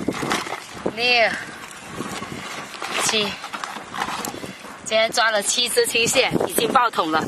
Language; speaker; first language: Chinese; native; Chinese